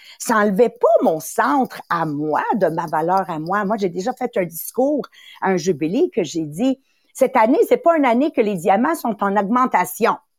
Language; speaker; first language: French; early bilingual, other home language; Italian